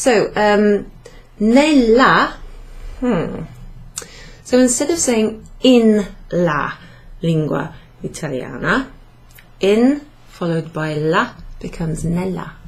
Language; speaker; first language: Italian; non-native, fluent; English